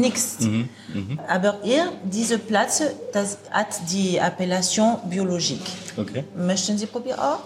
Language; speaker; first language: German; non-native, learner; French